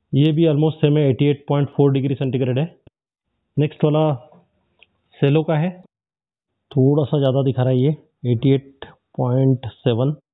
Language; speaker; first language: Hindi; non-native, local second language; Marathi